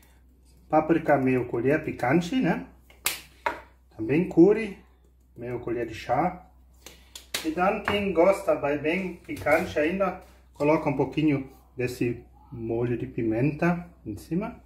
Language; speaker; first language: Portuguese; non-native, fluent; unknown